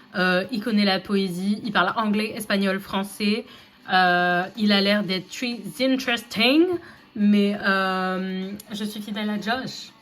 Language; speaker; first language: French; native; French